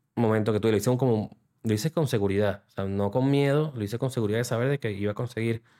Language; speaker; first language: Spanish; native; Spanish